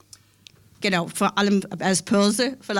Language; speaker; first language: German; non-native, learner; English